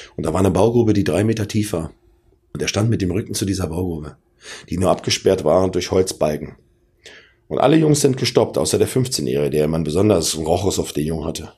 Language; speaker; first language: German; native; German